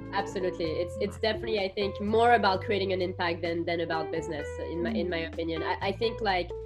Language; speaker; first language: English; non-native, fluent; French